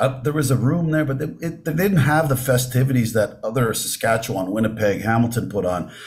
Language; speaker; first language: English; native; English